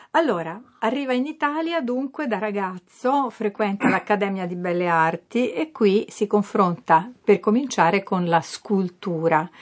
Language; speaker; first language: Italian; native; Italian